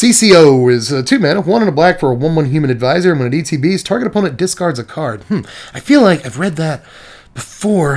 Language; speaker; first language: English; native; English